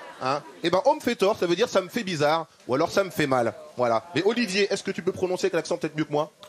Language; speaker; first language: French; native; French